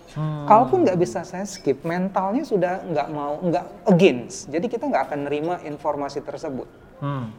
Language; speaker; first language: Indonesian; native; Indonesian